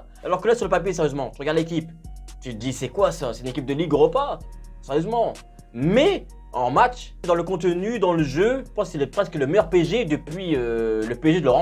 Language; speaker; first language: French; native; French